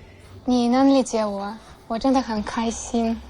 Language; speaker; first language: Chinese; non-native, fluent; Russian